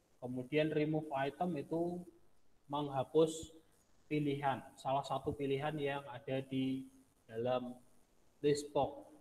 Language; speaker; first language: Indonesian; non-native, local second language; Javanese